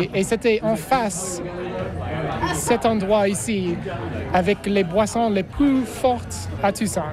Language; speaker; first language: French; non-native, fluent; English